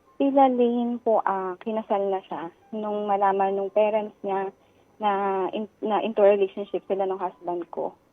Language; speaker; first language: Filipino; native; Filipino